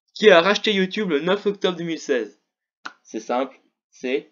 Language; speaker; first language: French; native; French